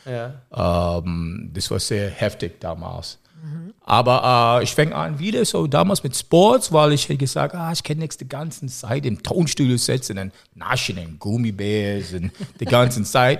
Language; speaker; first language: German; non-native, learner; English